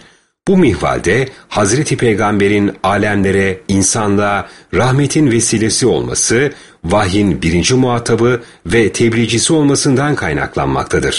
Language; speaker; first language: Turkish; native; Turkish